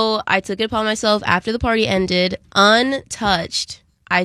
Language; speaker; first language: English; native; English